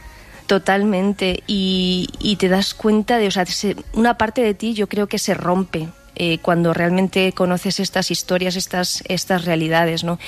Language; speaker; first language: Spanish; native; Spanish